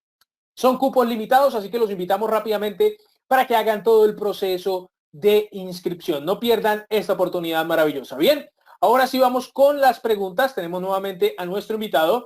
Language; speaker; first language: Spanish; native; Spanish